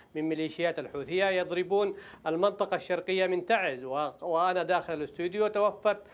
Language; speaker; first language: Arabic; native; Arabic